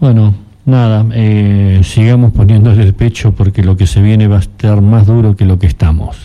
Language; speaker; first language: Spanish; native; Spanish